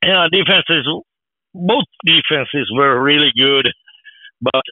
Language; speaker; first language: English; non-native, fluent; Finnish